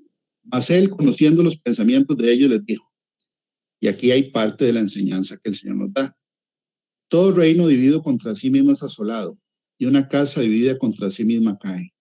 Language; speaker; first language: Spanish; native; Spanish